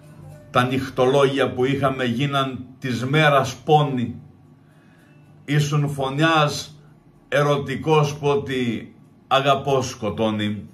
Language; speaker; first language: Greek; native; Greek